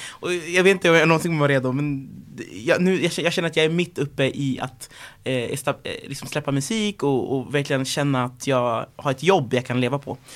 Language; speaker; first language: Swedish; early bilingual, other home language; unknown